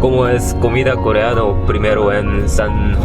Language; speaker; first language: Spanish; non-native, learner; Korean